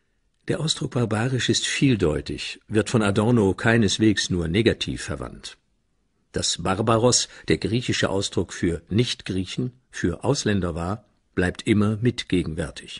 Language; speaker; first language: German; native; German